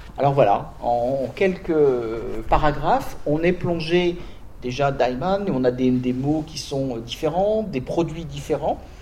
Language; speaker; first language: French; native; French